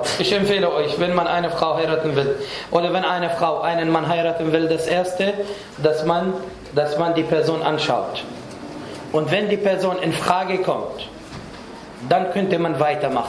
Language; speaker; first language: German; non-native, fluent; Arabic